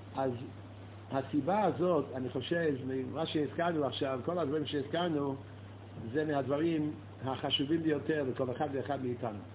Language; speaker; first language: Hebrew; non-native, fluent; English